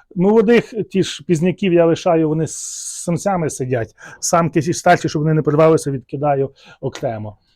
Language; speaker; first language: Ukrainian; native; Ukrainian